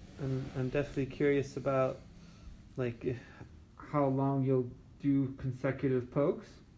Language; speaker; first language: English; native; English